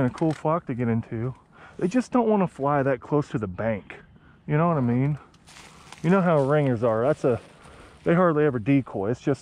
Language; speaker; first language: English; native; English